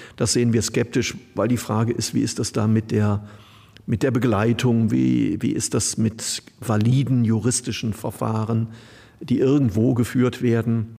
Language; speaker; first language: German; native; German